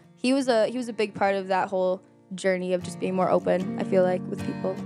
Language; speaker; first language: English; native; English